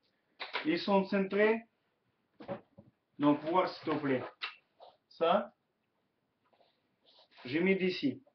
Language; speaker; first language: French; non-native, learner; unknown